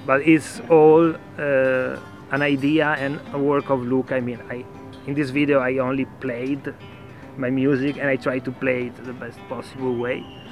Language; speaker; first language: English; non-native, fluent; Italian